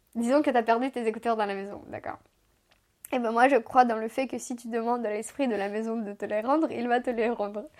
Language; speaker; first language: French; non-native, fluent; Romanian